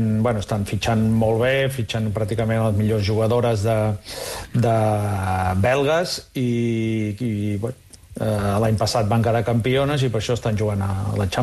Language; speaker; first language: Catalan; non-native, fluent; Portuguese